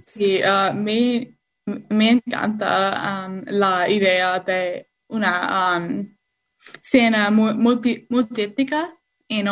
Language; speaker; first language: Spanish; non-native, learner; English